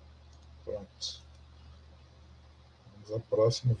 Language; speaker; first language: Portuguese; native; Portuguese